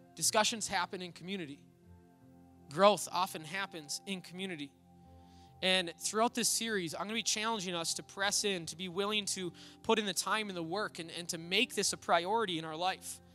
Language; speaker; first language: English; native; English